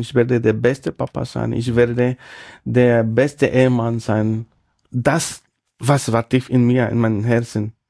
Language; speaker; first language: German; non-native, fluent; Spanish